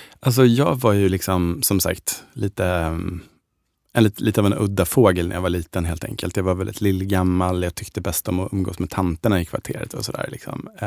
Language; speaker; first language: Swedish; native; Swedish